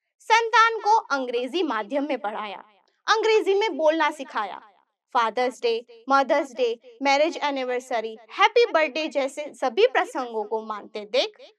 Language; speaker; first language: Hindi; non-native, local second language; Gujarati